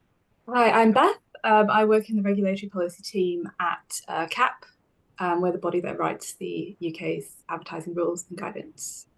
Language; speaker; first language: English; native; English